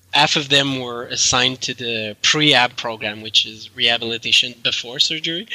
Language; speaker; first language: English; non-native, fluent; French